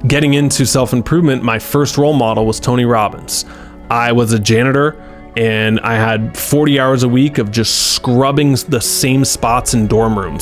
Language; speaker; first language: English; native; English